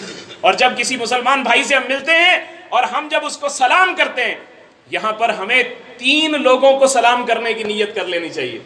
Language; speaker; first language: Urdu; non-native, local second language; Punjabi